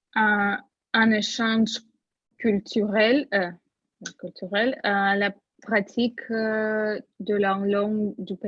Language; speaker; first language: French; non-native, learner; Russian